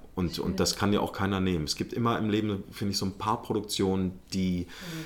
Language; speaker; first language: German; early bilingual, other home language; Arabic